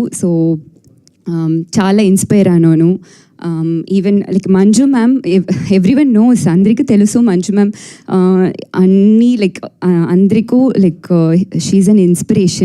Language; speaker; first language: Telugu; non-native, learner; Tamil